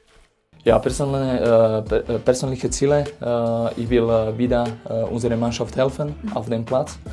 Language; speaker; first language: German; non-native, fluent; Slovak